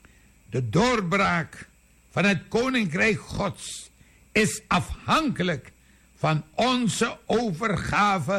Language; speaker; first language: Dutch; native; Dutch